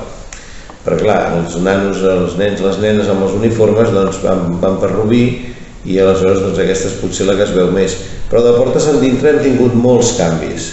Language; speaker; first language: Catalan; native; Catalan